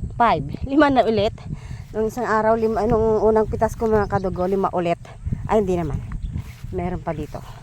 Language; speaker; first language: Filipino; non-native, local second language; Iloko